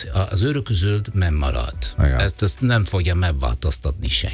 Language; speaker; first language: Hungarian; non-native, fluent; Italian